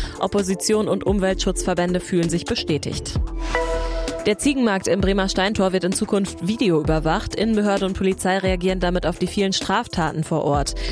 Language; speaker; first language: German; native; German